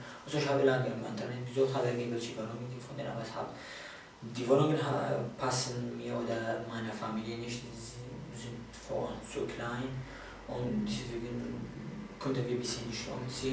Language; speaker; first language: German; non-native, fluent; Kurdish